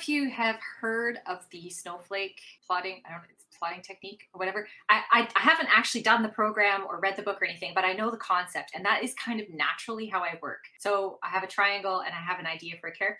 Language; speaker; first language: English; native; English